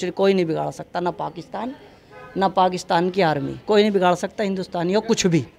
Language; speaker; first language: Hindi; native; Hindi